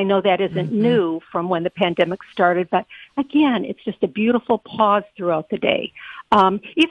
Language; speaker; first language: English; native; English